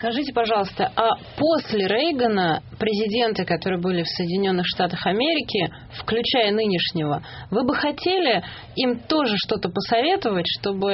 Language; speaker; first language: Russian; native; Russian